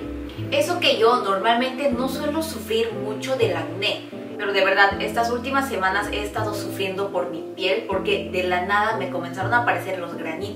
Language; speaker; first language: Spanish; non-native, fluent; Korean